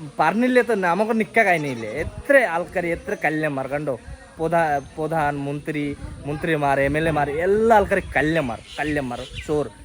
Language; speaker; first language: Malayalam; non-native, learner; Bangla